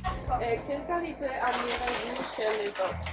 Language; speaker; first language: French; non-native, learner; English